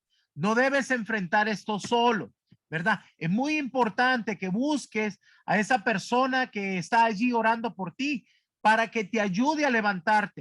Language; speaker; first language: Spanish; native; Spanish